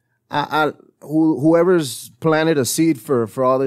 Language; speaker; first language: English; early bilingual, other home language; Spanish